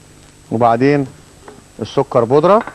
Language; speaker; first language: Arabic; native; Arabic